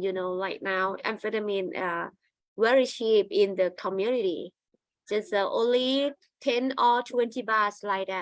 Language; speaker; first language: English; non-native, learner; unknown